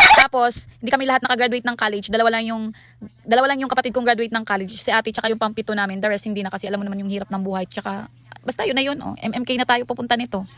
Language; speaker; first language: Filipino; non-native, local second language; Cebuano